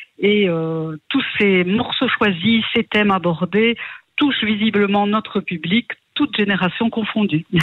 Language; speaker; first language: French; native; French